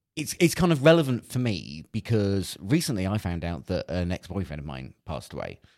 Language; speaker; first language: English; native; English